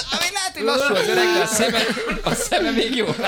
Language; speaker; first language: Hungarian; native; Hungarian